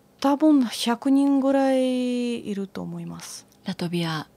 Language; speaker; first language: Japanese; non-native, fluent; Latvian